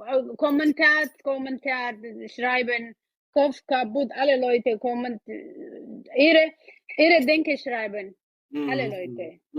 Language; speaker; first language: German; non-native, learner; Oromo